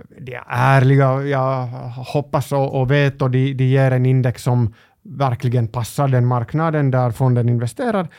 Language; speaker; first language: Swedish; non-native, local second language; Finnish